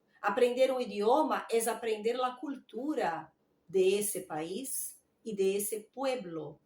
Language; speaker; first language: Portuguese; non-native, learner; Spanish